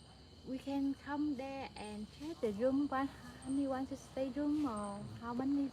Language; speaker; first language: English; non-native, learner; Vietnamese